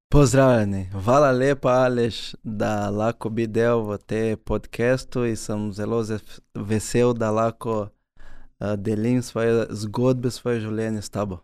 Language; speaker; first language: Slovenian; early bilingual, other home language; Portuguese